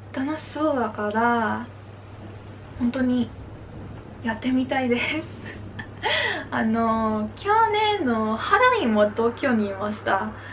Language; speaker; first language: Japanese; non-native, learner; Dutch